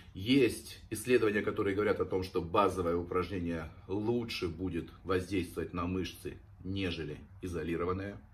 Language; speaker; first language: Russian; native; Russian